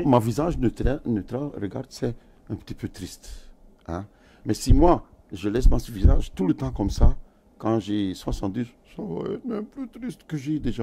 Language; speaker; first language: French; non-native, local second language; Dutch